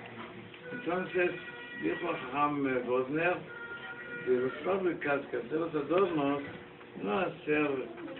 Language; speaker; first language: Spanish; non-native, learner; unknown